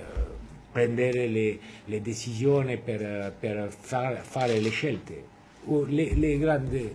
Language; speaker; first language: Italian; non-native, fluent; French